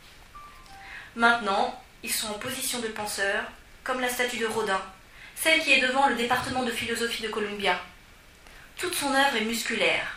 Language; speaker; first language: French; native; French